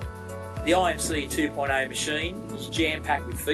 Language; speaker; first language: English; native; English